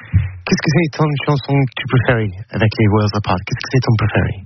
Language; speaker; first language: French; non-native, learner; English